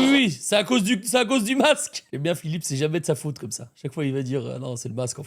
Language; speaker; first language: French; native; French